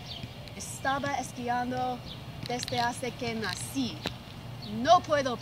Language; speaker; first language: Spanish; non-native, learner; English